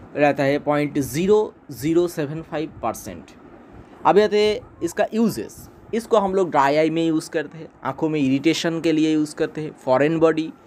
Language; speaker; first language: Hindi; non-native, local second language; Bangla